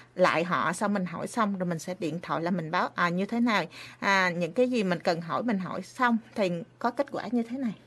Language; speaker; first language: Vietnamese; native; Vietnamese